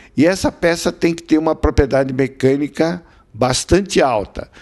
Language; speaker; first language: Portuguese; native; Portuguese